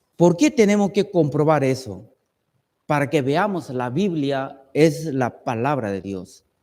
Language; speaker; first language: Spanish; non-native, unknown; Chinese